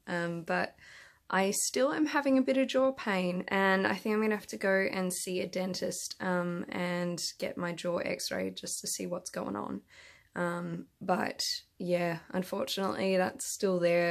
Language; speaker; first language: English; native; English